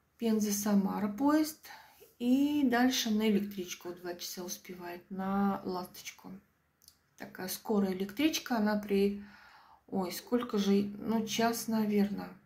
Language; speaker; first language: Russian; native; Russian